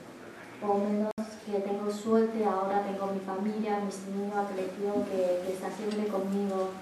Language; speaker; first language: Spanish; non-native, learner; Chinese